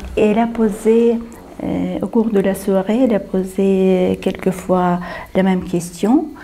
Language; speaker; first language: French; non-native, fluent; Ukrainian